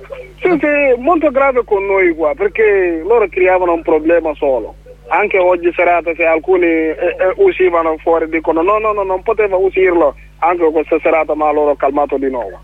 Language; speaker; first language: Italian; non-native, learner; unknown